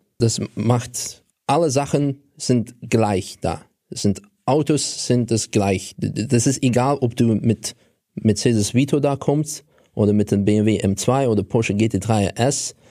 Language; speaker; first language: German; non-native, fluent; Russian